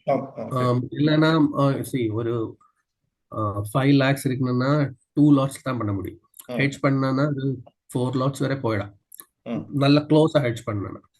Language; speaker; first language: Tamil; non-native, learner; Malayalam